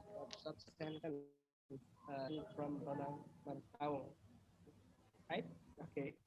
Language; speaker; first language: English; non-native, learner; Indonesian